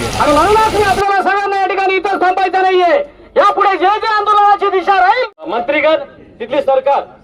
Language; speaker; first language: Marathi; native; Marathi